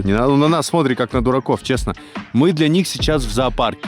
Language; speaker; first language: Russian; native; Russian